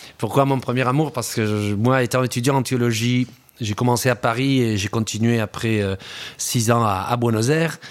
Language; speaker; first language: French; early bilingual, other home language; Spanish